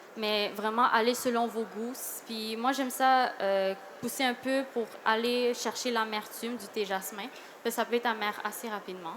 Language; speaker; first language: French; early bilingual, other home language; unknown